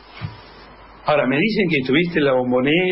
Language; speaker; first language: Spanish; native; Spanish